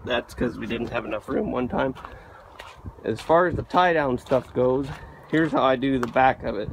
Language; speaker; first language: English; native; English